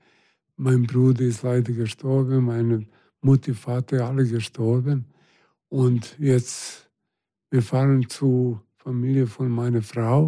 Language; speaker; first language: German; non-native, fluent; Serbian